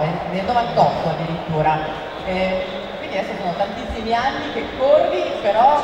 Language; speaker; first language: Italian; native; Italian